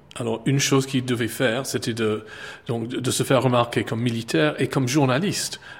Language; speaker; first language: French; non-native, fluent; English